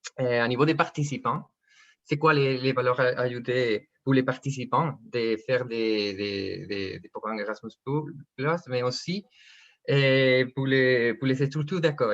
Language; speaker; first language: French; non-native, fluent; Spanish